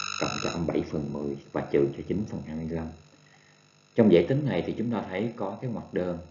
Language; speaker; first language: Vietnamese; native; Vietnamese